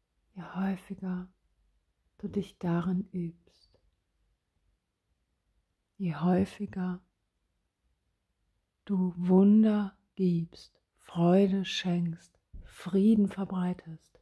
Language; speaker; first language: German; native; German